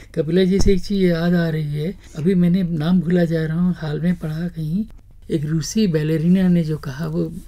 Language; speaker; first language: Hindi; native; Hindi